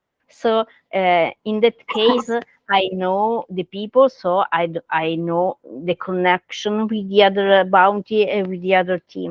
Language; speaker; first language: English; non-native, learner; Italian